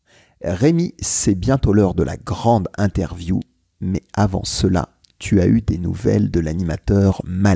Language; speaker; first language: French; native; French